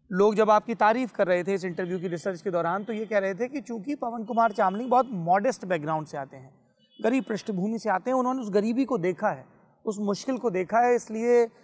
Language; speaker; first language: Hindi; native; Hindi